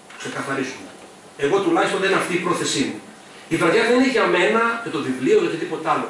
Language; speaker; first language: Greek; native; Greek